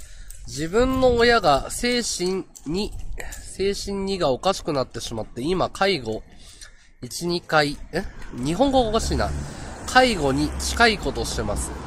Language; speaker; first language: Japanese; native; Japanese